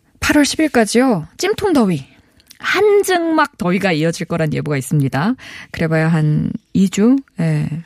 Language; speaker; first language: Korean; native; Korean